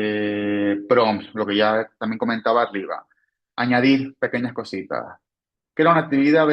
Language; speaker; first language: Spanish; native; Spanish